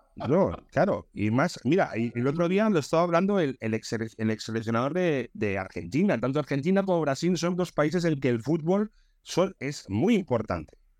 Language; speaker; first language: Spanish; native; Spanish